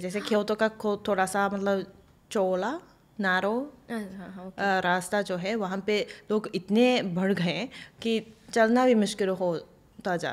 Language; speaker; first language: Hindi; non-native, fluent; Japanese